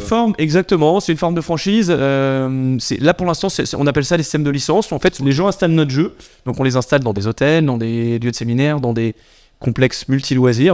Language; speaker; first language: French; native; French